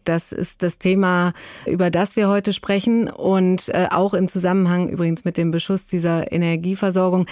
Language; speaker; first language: German; native; German